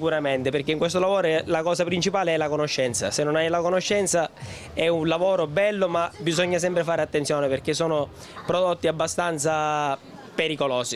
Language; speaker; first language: Italian; native; Italian